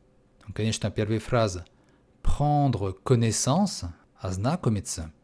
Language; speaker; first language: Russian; non-native, fluent; French